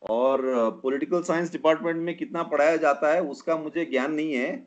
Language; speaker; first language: Hindi; non-native, local second language; Nepali